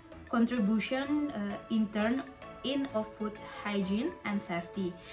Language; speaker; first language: English; non-native, fluent; Indonesian